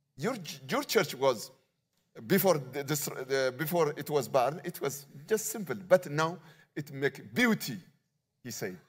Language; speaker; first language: English; non-native, learner; Amharic